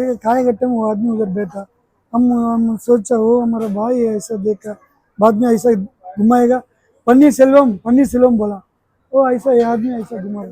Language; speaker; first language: Hindi; non-native, local second language; Tamil